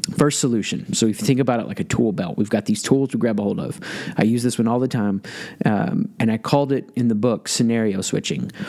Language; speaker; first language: English; native; English